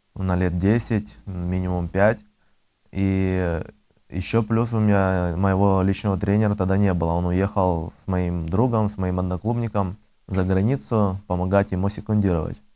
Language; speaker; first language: Russian; early bilingual, other home language; Azerbaijani